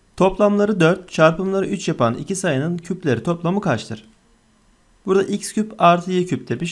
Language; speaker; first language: Turkish; native; Turkish